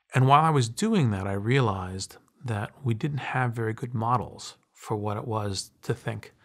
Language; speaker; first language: English; native; English